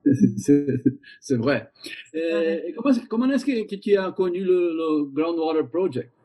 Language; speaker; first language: French; non-native, learner; Portuguese